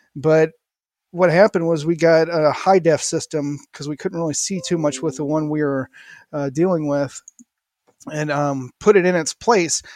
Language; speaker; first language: English; native; English